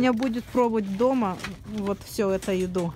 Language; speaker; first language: Russian; non-native, fluent; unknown